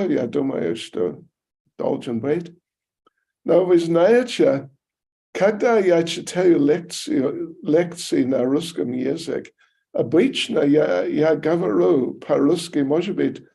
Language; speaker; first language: Russian; non-native, learner; English